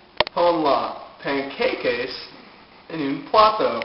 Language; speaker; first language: Spanish; non-native, learner; English